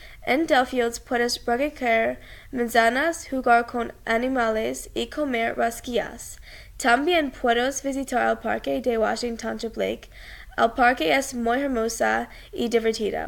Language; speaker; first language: Spanish; non-native, learner; English